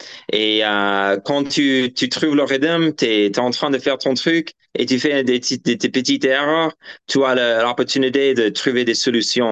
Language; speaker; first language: French; non-native, fluent; English